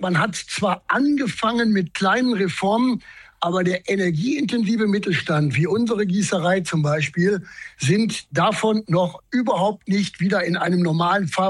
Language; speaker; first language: German; native; German